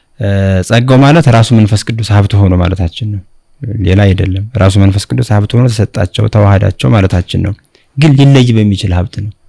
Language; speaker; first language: Amharic; native; Amharic